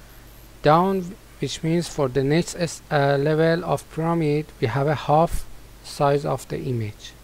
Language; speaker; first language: English; non-native, fluent; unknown